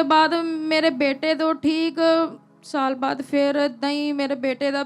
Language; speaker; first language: Hindi; non-native, local second language; Punjabi